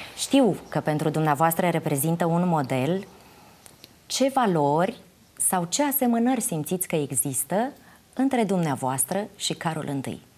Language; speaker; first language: Romanian; native; Romanian